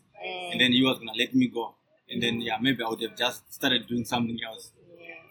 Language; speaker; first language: English; non-native, local second language; Shona